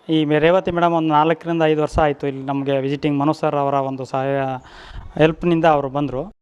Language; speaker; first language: Kannada; native; Kannada